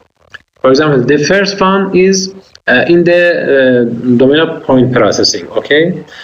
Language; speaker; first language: English; non-native, fluent; Persian